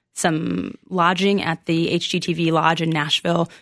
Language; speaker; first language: English; early bilingual, other home language; Spanish